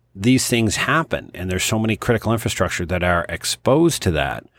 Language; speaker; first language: English; native; English